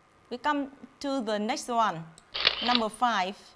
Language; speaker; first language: English; non-native, fluent; Vietnamese